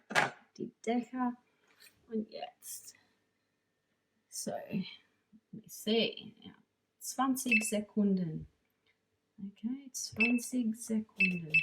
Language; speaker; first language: German; non-native, fluent; English